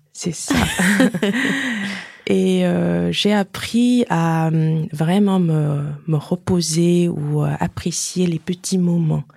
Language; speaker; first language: French; non-native, fluent; Chinese